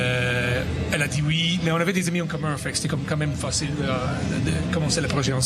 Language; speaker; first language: French; native; French